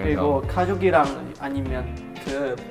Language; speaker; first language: Korean; non-native, learner; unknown